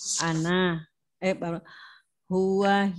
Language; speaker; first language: Arabic; non-native, learner; Indonesian